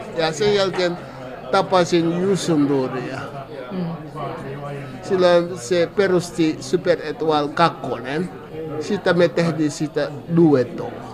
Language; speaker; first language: Finnish; non-native, fluent; Mandingo